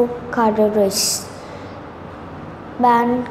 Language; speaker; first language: English; non-native, learner; Vietnamese